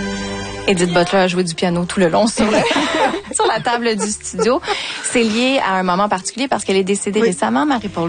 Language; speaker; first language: French; native; French